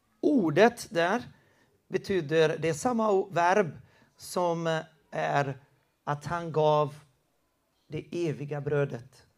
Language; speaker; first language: Swedish; non-native, fluent; Spanish